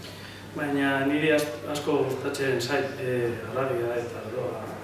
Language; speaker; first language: Basque; non-native, learner; Spanish